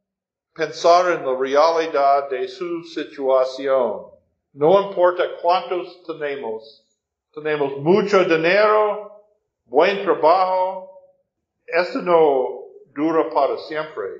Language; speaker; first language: Spanish; non-native, fluent; English